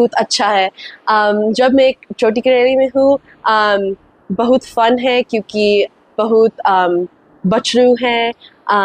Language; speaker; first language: Hindi; early bilingual, heritage; English